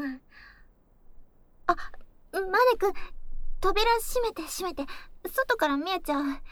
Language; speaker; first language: Japanese; native; Japanese